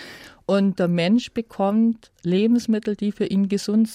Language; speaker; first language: German; native; German